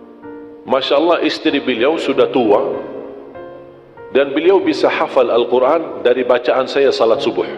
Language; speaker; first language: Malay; non-native, fluent; Arabic